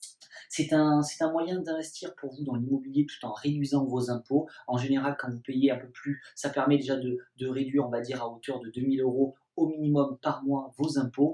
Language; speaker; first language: French; native; French